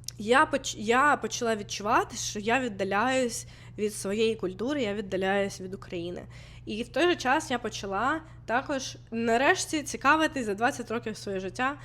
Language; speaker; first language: Ukrainian; non-native, local second language; Russian